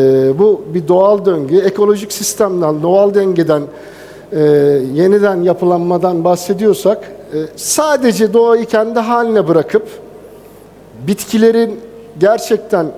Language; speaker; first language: Turkish; native; Turkish